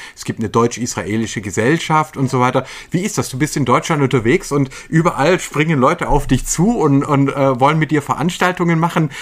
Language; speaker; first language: German; native; German